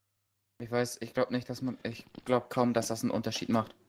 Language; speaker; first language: German; native; German